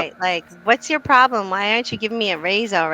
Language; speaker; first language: English; native; English